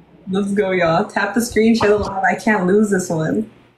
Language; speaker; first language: English; early bilingual, other home language; Spanish